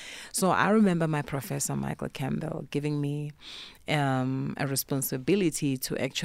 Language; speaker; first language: English; non-native, local second language; Northern Sotho